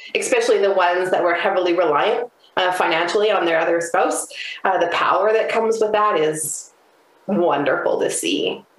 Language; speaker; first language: English; native; English